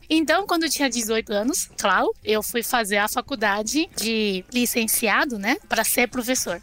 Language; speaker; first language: Portuguese; non-native, fluent; Chinese